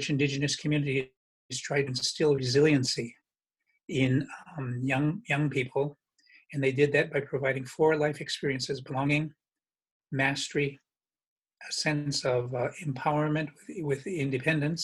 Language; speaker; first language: English; native; English